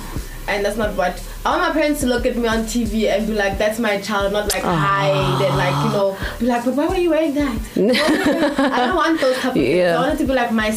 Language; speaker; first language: English; non-native, local second language; Zulu